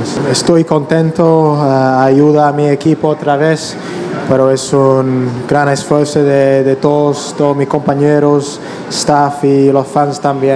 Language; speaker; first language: Spanish; non-native, fluent; English